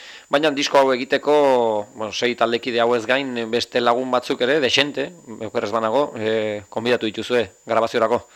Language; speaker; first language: Basque; native; Basque